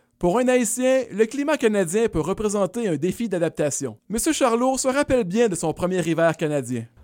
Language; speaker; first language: French; native; French